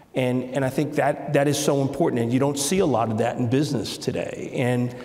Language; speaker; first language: English; native; English